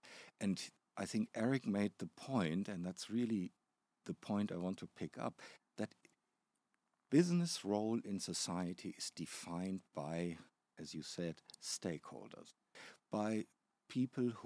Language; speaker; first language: English; non-native, fluent; German